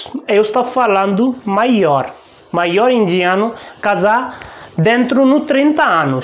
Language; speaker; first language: Portuguese; non-native, learner; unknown